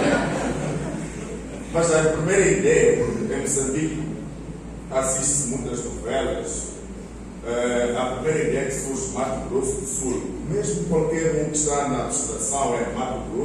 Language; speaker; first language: Portuguese; non-native, local second language; Tsonga